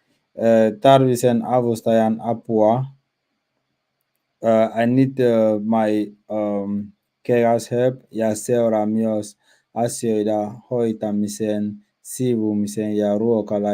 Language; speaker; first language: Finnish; non-native, learner; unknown